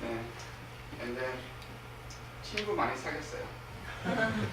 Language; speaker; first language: Korean; early bilingual, heritage; English